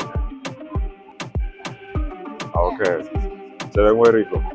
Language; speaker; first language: Spanish; non-native, learner; English